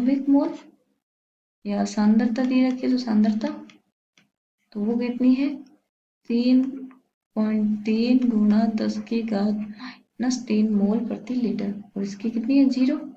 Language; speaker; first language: Hindi; native; Hindi